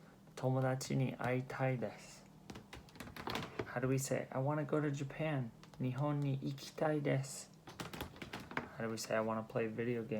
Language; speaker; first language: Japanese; non-native, fluent; English